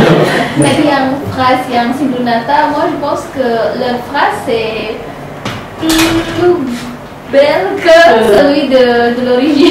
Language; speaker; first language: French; non-native, learner; Indonesian